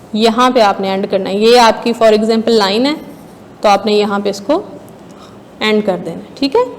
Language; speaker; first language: Hindi; non-native, local second language; Punjabi